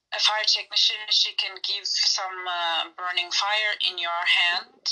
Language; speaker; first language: English; non-native, fluent; Turkish